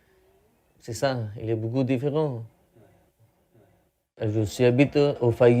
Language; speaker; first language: French; non-native, learner; Pashto